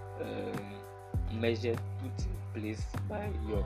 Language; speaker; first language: English; non-native, local second language; Akan